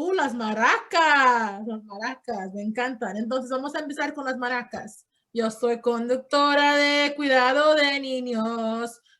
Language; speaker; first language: Spanish; early bilingual, heritage; Spanish